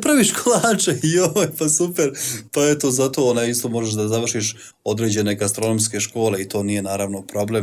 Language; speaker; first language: Serbian; native; Serbian